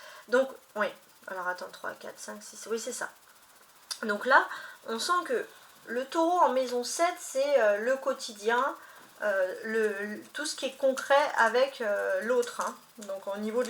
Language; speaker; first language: French; native; French